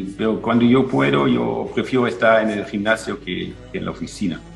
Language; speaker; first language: Spanish; non-native, fluent; German